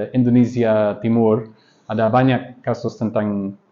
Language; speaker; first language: Indonesian; non-native, learner; English